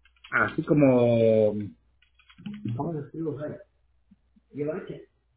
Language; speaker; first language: Spanish; native; Spanish